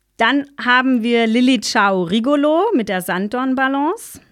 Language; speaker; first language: German; native; German